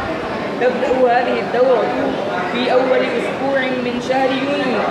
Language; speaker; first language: Arabic; non-native, learner; Urdu